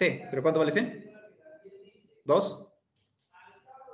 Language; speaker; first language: Spanish; native; Spanish